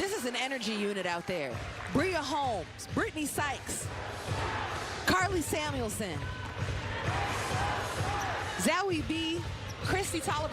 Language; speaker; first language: English; native; English